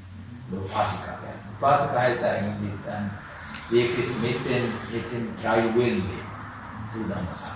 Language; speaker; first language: German; non-native, learner; Sinhala